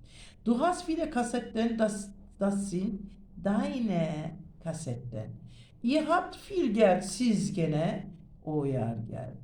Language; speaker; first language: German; non-native, fluent; Turkish